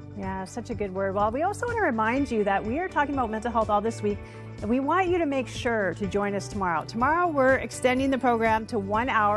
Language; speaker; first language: English; native; English